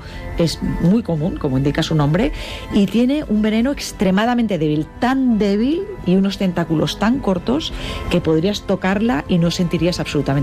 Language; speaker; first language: Spanish; native; Spanish